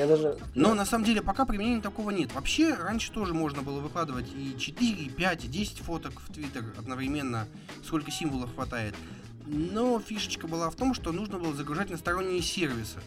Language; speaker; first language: Russian; native; Russian